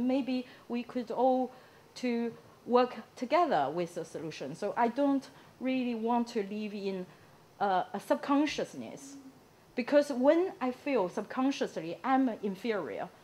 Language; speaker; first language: English; non-native, fluent; Chinese